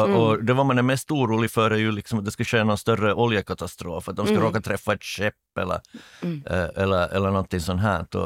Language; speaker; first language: Swedish; native; Swedish